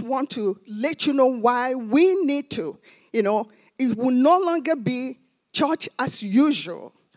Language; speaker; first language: English; non-native, local second language; Igbo